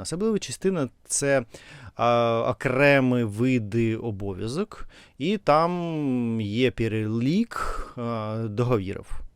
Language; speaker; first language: Ukrainian; non-native, learner; Russian